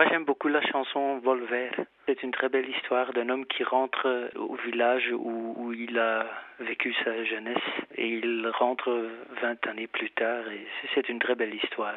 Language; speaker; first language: French; non-native, fluent; Dutch